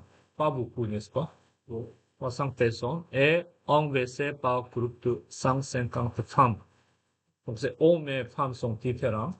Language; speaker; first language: French; non-native, fluent; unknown